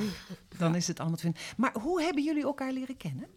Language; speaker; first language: Dutch; native; Dutch